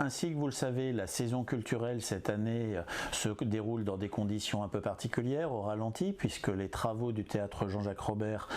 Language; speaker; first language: French; native; French